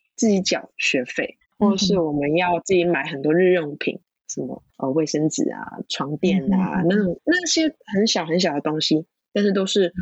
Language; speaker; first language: Chinese; non-native, local second language; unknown